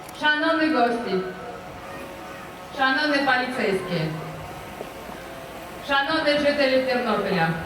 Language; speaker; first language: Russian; non-native, fluent; Georgian